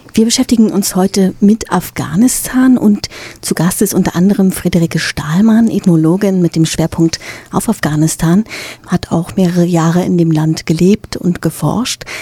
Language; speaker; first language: German; native; German